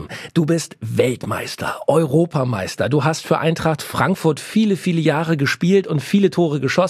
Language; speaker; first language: German; native; German